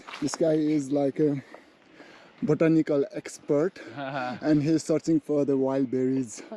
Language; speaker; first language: English; non-native, fluent; Nepali